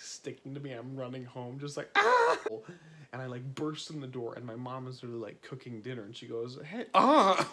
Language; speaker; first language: English; native; English